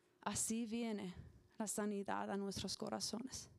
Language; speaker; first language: Spanish; non-native, learner; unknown